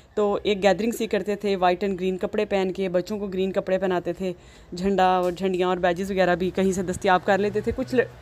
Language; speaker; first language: Urdu; native; Urdu